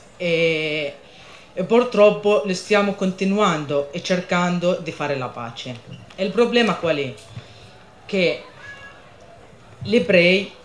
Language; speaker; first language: Italian; non-native, fluent; Arabic